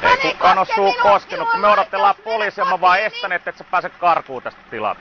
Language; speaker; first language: Finnish; native; Finnish